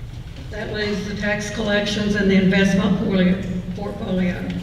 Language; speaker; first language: English; native; English